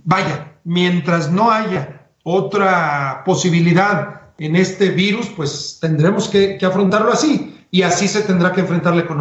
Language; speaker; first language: Spanish; native; Spanish